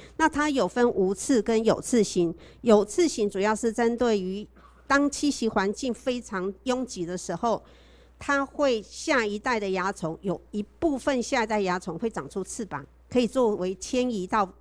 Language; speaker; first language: Chinese; native; Chinese